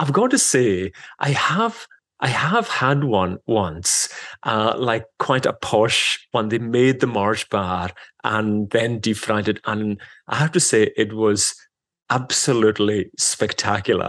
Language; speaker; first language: English; non-native, local second language; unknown